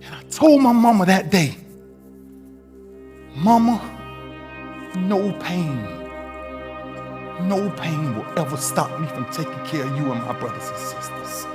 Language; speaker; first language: English; native; English